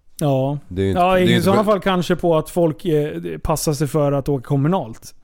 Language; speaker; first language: Swedish; native; Swedish